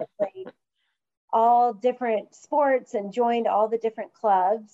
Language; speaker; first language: English; native; English